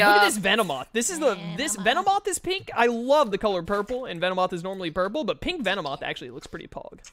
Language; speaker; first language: English; native; English